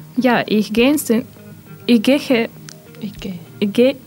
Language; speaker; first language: German; non-native, learner; Russian